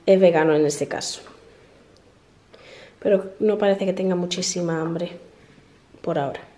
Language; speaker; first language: Spanish; native; Spanish